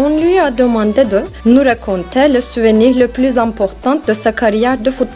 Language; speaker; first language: French; non-native, learner; Turkish